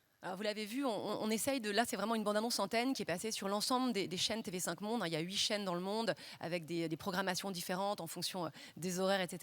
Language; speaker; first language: French; native; French